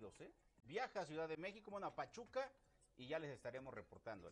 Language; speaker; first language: Spanish; native; Spanish